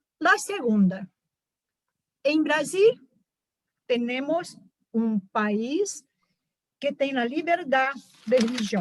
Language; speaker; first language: Spanish; non-native, learner; Portuguese